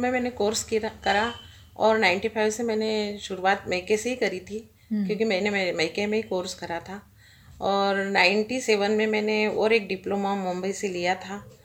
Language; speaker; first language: Hindi; non-native, local second language; Marathi